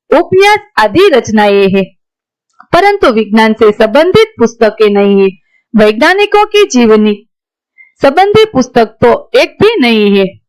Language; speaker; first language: Hindi; non-native, local second language; Gujarati